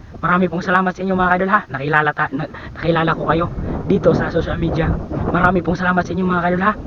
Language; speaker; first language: Filipino; non-native, local second language; Cebuano